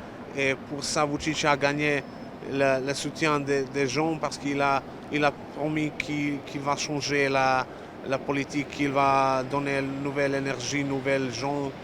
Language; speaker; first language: French; non-native, learner; Serbian